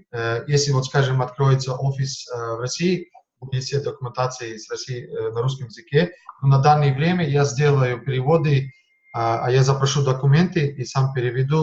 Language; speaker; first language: Russian; non-native, fluent; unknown